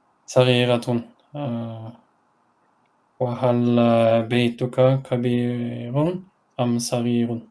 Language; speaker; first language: Arabic; non-native, learner; Norwegian